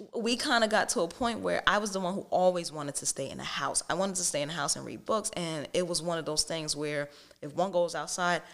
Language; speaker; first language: English; native; English